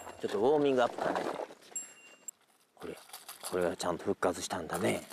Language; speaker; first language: Japanese; native; Japanese